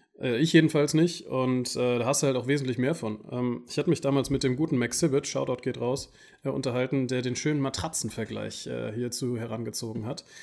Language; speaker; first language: German; native; German